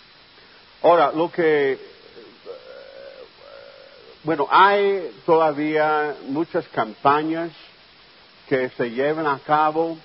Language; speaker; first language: Spanish; non-native, fluent; English